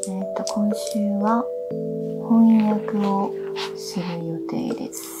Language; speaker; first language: Japanese; non-native, fluent; Korean